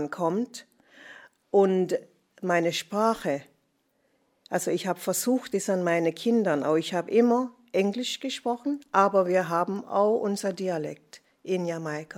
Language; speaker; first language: German; non-native, fluent; English